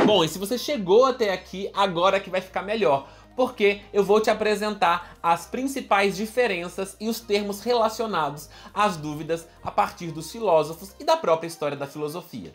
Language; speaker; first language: Portuguese; native; Portuguese